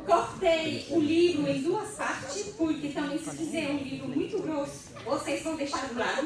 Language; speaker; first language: Portuguese; non-native, fluent; French